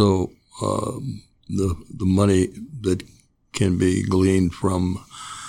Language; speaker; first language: English; native; English